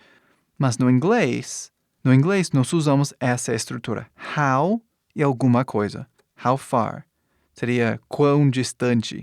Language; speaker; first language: Portuguese; non-native, fluent; English